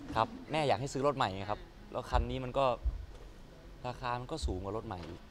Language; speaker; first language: Thai; native; Thai